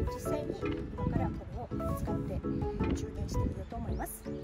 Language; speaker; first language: Japanese; non-native, fluent; Russian